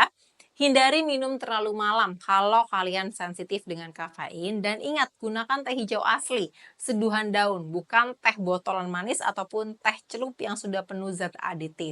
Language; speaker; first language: Indonesian; native; Indonesian